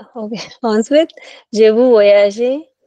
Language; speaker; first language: French; non-native, learner; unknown